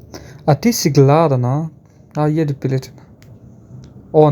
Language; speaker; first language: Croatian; non-native, learner; Nepali